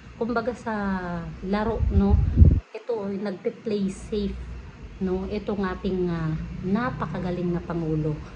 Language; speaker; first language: Filipino; native; Filipino